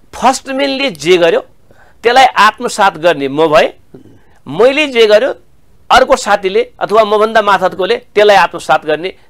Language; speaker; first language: Nepali; native; Nepali